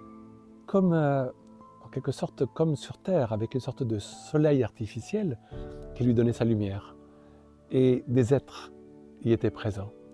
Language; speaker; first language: French; native; French